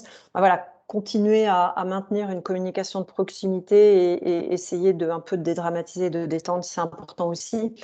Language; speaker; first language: French; native; French